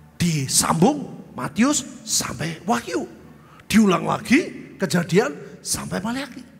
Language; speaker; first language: Indonesian; native; Indonesian